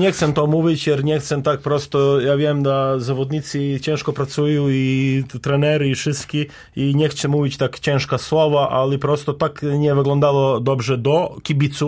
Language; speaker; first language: Polish; non-native, learner; Serbian